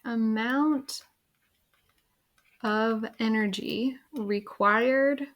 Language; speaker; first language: English; native; English